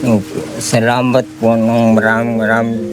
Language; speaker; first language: Filipino; native; Filipino